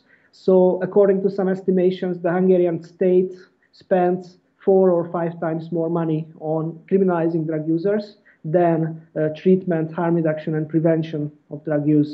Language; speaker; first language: English; non-native, fluent; Hungarian